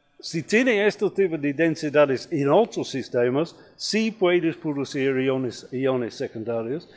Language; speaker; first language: Spanish; non-native, fluent; English